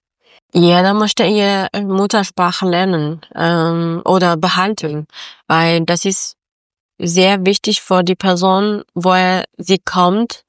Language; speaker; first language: German; non-native, learner; Persian